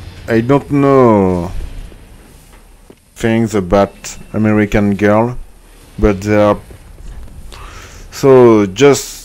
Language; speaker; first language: English; non-native, learner; French